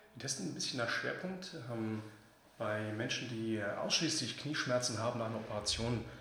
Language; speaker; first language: German; native; German